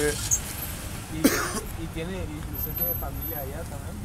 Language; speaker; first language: Spanish; early bilingual, heritage; Spanish